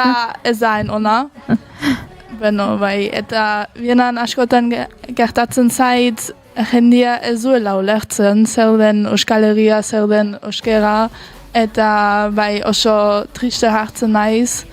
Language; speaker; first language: Basque; early bilingual, heritage; Basque